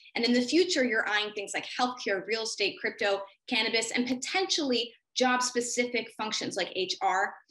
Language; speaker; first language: English; native; English